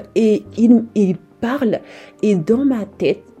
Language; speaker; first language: French; native; French